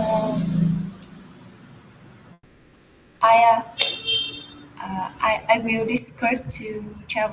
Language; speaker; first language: English; non-native, learner; Vietnamese